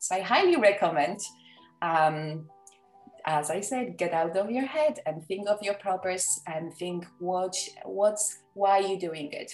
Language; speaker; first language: English; non-native, fluent; Polish